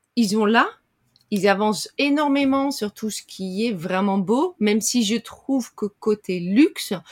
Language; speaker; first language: French; non-native, fluent; Dutch